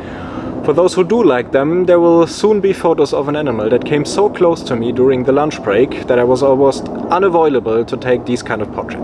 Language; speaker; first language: English; non-native, fluent; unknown